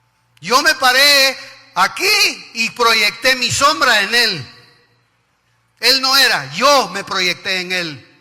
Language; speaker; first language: Spanish; native; Spanish